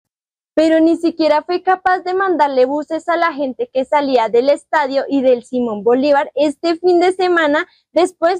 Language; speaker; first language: Spanish; native; Spanish